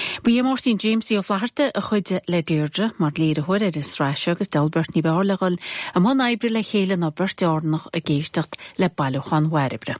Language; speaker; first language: Irish; native; Irish